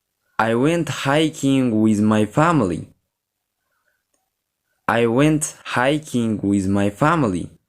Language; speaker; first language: English; non-native, local second language; Oromo